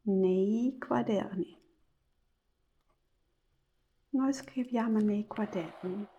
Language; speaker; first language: Italian; non-native, learner; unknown